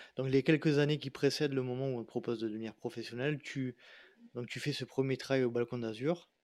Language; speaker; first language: French; native; French